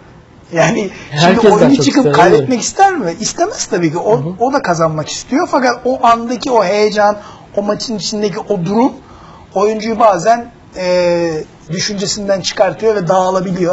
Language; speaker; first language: Turkish; native; Turkish